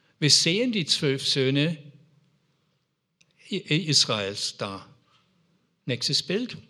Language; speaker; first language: German; non-native, fluent; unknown